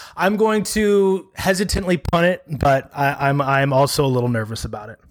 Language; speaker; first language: English; native; English